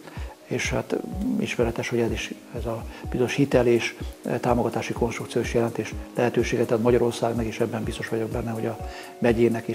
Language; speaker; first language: Hungarian; native; Hungarian